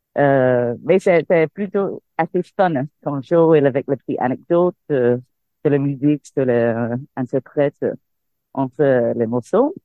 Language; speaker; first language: French; non-native, fluent; English